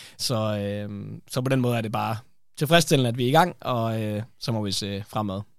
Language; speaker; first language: Danish; native; Danish